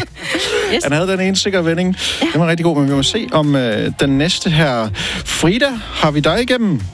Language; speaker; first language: Danish; native; Danish